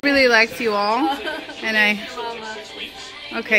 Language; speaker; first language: English; early bilingual, other home language; Spanish